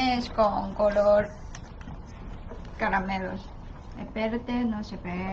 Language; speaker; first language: Spanish; non-native, learner; Chinese